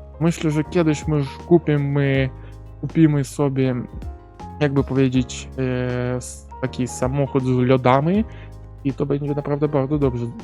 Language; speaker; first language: Polish; non-native, learner; Ukrainian